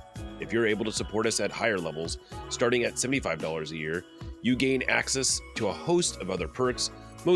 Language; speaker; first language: English; native; English